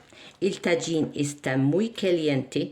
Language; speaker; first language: Spanish; non-native, learner; Arabic